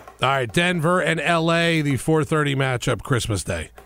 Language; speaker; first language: English; native; English